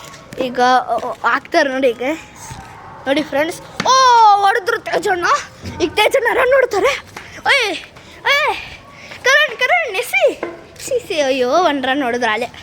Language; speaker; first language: Kannada; native; Kannada